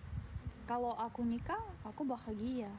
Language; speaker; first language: Indonesian; non-native, learner; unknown